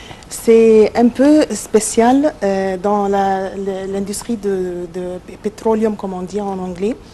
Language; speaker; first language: French; non-native, local second language; Arabic